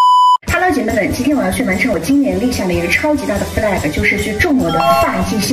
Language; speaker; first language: Chinese; native; Chinese